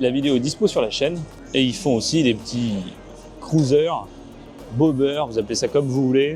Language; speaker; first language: French; native; French